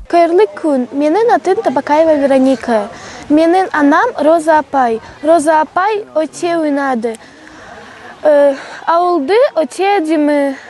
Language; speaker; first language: Kazakh; non-native, learner; Russian